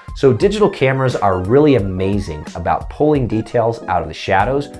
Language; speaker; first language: English; native; English